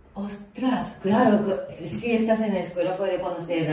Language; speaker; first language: Spanish; non-native, fluent; Japanese